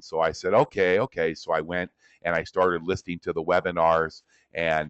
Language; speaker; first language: English; native; English